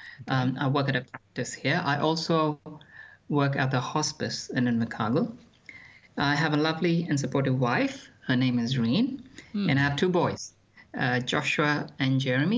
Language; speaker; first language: English; non-native, local second language; Malayalam